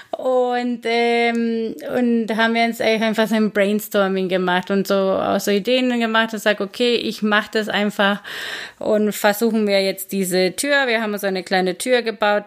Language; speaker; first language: German; non-native, fluent; Spanish